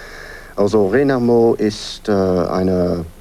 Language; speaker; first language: German; non-native, fluent; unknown